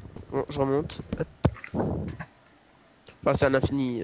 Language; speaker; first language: French; native; French